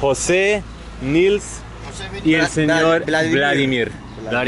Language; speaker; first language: Spanish; non-native, fluent; Dutch